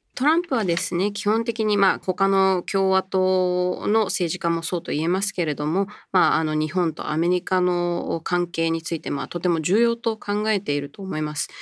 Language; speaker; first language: Japanese; early bilingual, heritage; Japanese